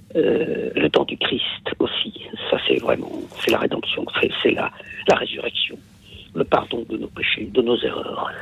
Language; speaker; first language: French; non-native, local second language; Kabyle